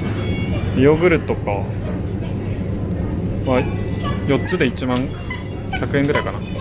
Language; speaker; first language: Japanese; native; Japanese